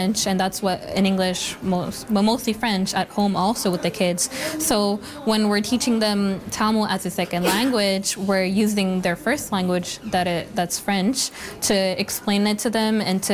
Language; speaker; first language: English; native; English